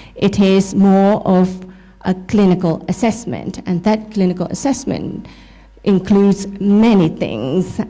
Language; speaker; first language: English; non-native, fluent; Burmese